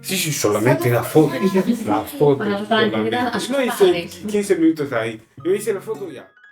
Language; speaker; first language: Spanish; non-native, learner; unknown